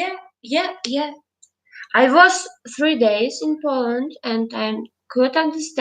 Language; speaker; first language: English; non-native, learner; Ukrainian